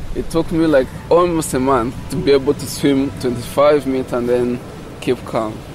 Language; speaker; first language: English; non-native, fluent; Kinyarwanda